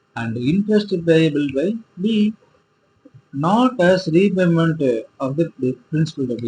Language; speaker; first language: English; non-native, local second language; Tamil